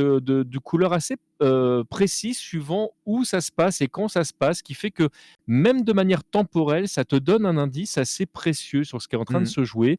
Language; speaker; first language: French; native; French